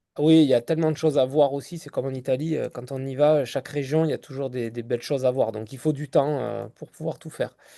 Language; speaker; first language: French; native; French